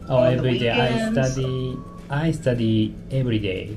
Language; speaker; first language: English; non-native, learner; Japanese